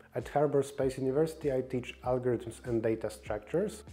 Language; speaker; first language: English; non-native, fluent; Polish